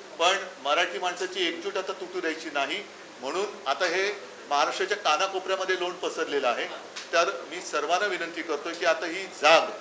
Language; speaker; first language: Marathi; native; Marathi